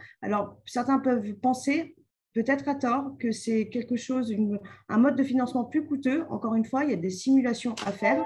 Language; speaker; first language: French; native; French